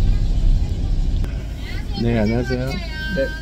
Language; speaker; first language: Korean; non-native, learner; Spanish